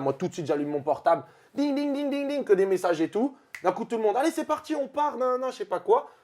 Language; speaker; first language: French; native; French